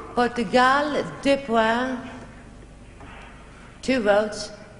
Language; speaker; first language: English; non-native, fluent; Swedish